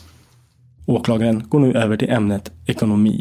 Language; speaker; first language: Swedish; native; Swedish